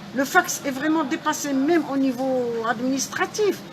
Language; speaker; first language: French; non-native, local second language; Arabic